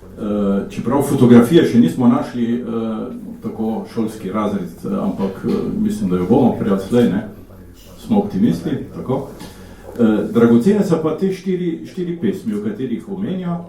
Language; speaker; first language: Slovenian; native; Slovenian